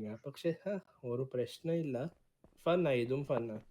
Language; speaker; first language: Malayalam; early bilingual, heritage; Malayalam